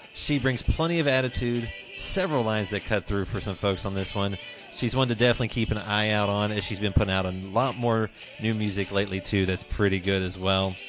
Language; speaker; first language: English; native; English